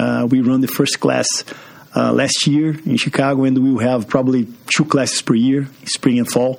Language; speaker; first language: English; non-native, fluent; Portuguese